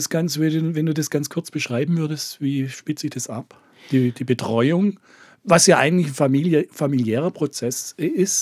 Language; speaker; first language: German; native; German